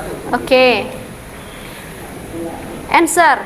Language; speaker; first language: English; non-native, learner; Indonesian